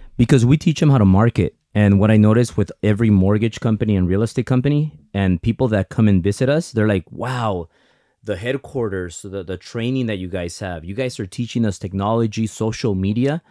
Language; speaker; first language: English; early bilingual, other home language; Spanish